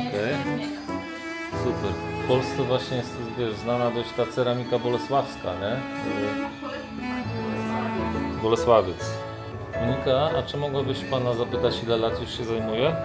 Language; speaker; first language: Polish; native; Polish